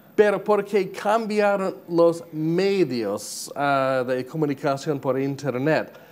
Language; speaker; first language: Spanish; non-native, fluent; English